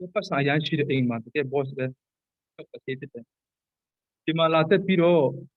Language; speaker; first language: Burmese; non-native, local second language; Tedim Chin